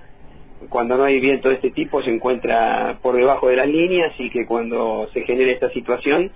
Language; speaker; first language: Spanish; native; Spanish